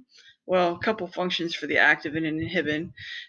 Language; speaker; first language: English; native; English